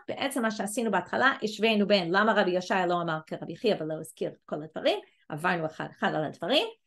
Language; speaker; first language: Hebrew; non-native, fluent; English